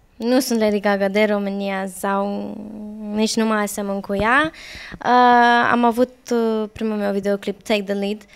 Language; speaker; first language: Romanian; early bilingual, heritage; Romanian